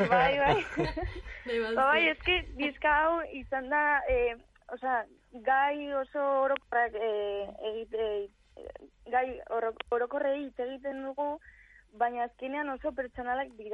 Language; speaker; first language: Basque; non-native, local second language; Spanish